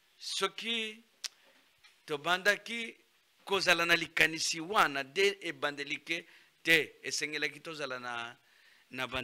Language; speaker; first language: Lingala; non-native, local second language; Kongo